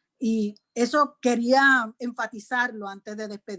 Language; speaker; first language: Spanish; native; Spanish